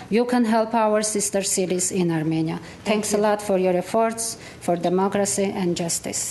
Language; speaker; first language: English; non-native, fluent; Armenian